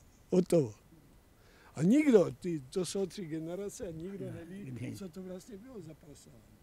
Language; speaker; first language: Czech; native; Czech